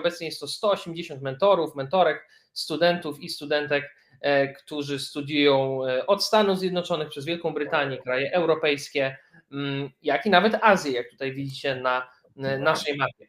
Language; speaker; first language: Polish; native; Polish